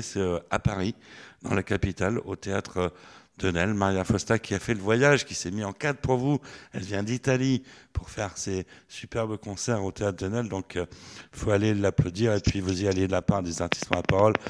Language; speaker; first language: French; native; French